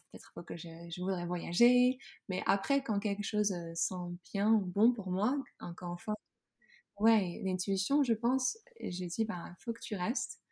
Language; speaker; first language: French; non-native, fluent; Dutch